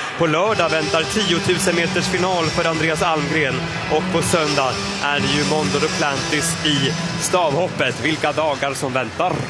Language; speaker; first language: Swedish; native; Swedish